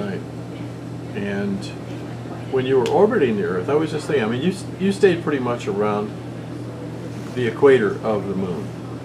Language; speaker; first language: English; native; English